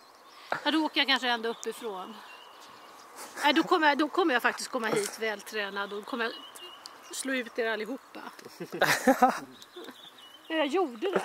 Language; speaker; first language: Swedish; native; Swedish